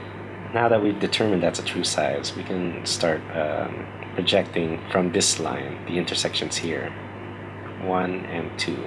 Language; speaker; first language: English; native; English